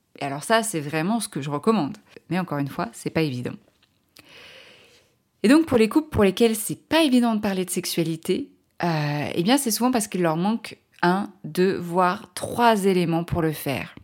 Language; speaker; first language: French; native; French